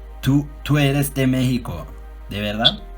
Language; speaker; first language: Spanish; non-native, learner; Turkish